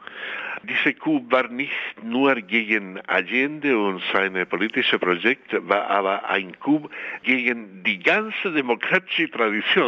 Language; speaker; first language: German; non-native, fluent; Spanish